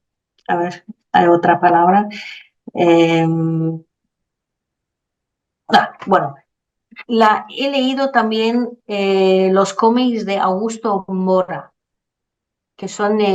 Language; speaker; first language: Spanish; non-native, fluent; Danish